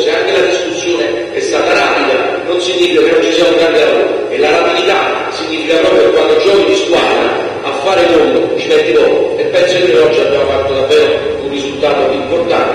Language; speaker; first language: Italian; native; Italian